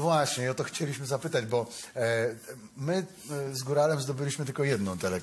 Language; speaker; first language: Polish; native; Polish